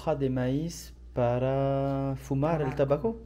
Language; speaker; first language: Spanish; non-native, learner; French